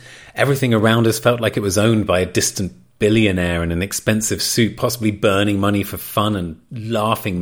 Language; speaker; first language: English; native; English